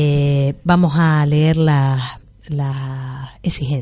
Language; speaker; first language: Spanish; native; Spanish